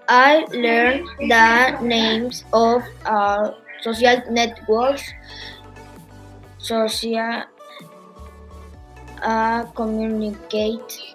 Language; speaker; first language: English; non-native, learner; Spanish